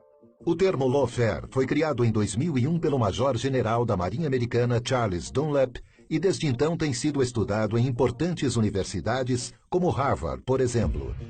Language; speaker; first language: Portuguese; native; Portuguese